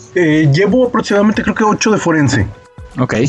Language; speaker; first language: Spanish; native; Spanish